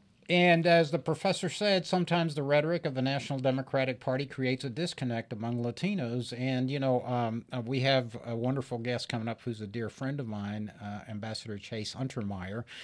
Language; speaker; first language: English; early bilingual, other home language; Spanish